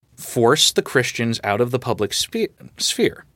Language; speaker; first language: English; native; English